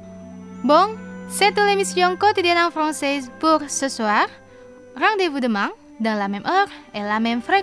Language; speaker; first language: French; non-native, fluent; Indonesian